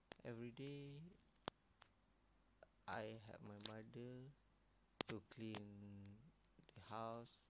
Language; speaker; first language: English; non-native, learner; Malay